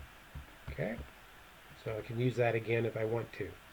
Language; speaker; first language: English; native; English